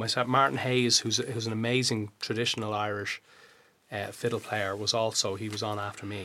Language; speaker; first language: English; native; English